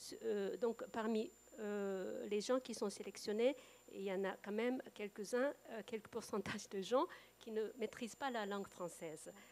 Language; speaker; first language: French; non-native, fluent; Japanese